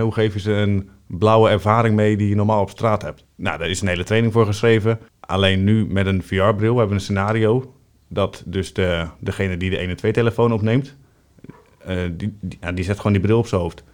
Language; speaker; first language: Dutch; native; Dutch